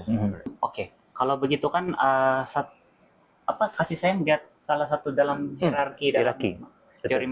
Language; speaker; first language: Malay; native; Malay